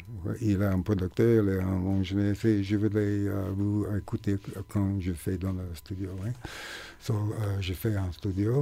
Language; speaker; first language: French; non-native, learner; English